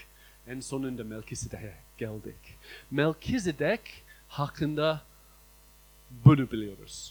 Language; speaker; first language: Turkish; non-native, fluent; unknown